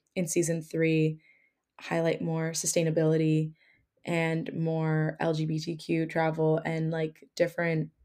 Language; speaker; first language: English; native; English